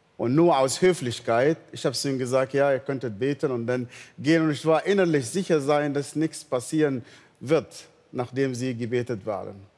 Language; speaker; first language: German; non-native, fluent; Arabic